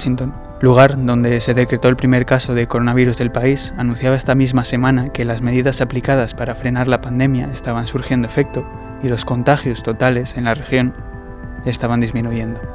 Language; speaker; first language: Spanish; native; Spanish